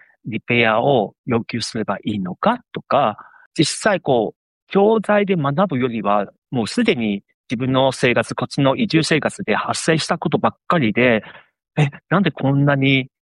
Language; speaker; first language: Japanese; non-native, fluent; Chinese